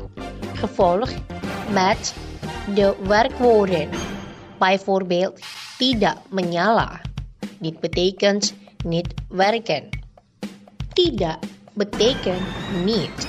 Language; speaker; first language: Dutch; non-native, learner; Indonesian